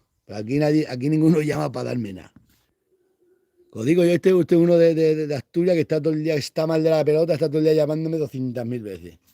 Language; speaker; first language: Spanish; native; Spanish